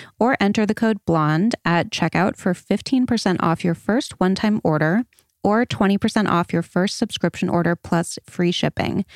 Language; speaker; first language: English; native; English